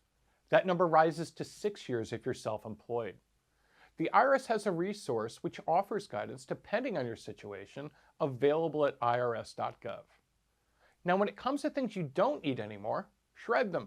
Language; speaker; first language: English; native; English